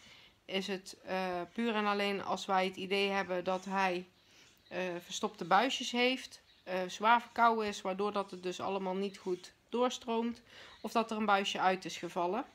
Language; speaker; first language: Dutch; native; Dutch